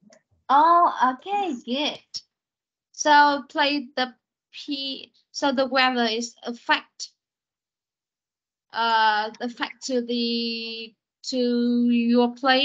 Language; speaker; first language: English; non-native, fluent; Vietnamese